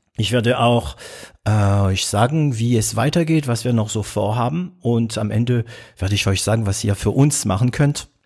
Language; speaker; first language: German; non-native, fluent; French